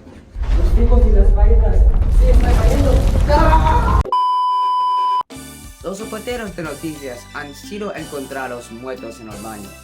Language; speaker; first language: Spanish; non-native, learner; English